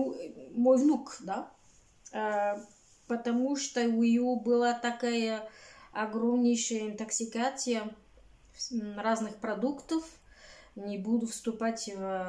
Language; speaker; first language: Russian; non-native, learner; Bulgarian